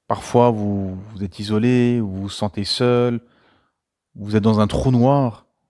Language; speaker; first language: French; native; French